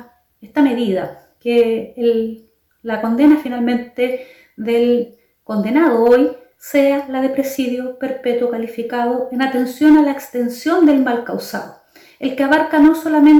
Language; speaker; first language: Spanish; native; Spanish